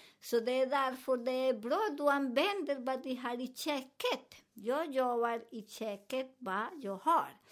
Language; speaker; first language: Swedish; non-native, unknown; Spanish